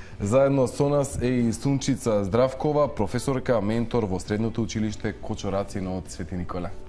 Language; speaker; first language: Macedonian; native; Macedonian